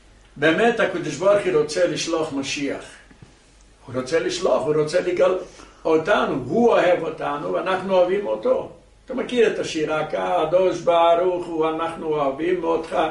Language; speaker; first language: Hebrew; non-native, fluent; English